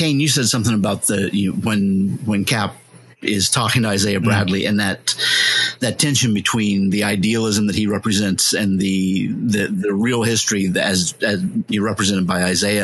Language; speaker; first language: English; native; English